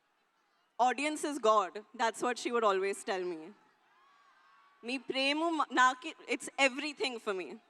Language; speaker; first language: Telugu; non-native, learner; Hindi